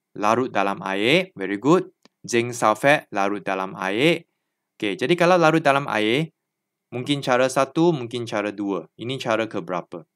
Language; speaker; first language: Malay; non-native, local second language; Chinese